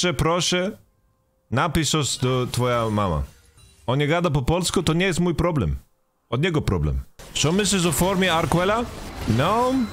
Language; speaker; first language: Polish; non-native, learner; Swedish